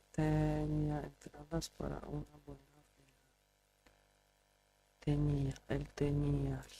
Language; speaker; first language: Spanish; non-native, learner; English